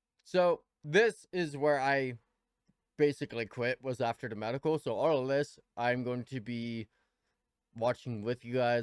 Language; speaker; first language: English; native; English